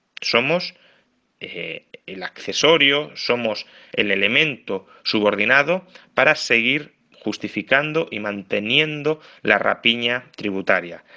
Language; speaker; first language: Spanish; native; Spanish